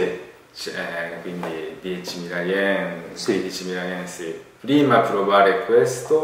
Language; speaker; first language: Italian; non-native, learner; Japanese